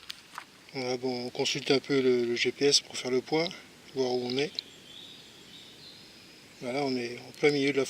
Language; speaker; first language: French; native; French